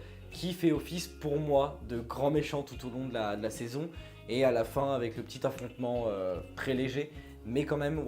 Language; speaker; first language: French; native; French